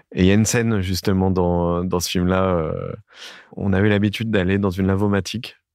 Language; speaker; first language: French; native; French